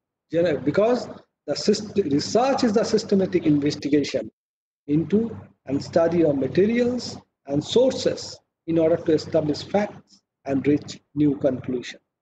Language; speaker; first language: English; non-native, local second language; Bangla